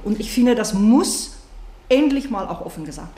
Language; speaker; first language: German; native; German